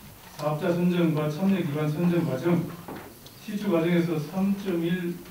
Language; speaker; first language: Korean; native; Korean